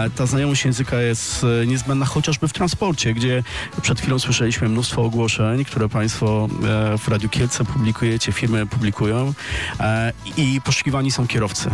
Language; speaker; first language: Polish; native; Polish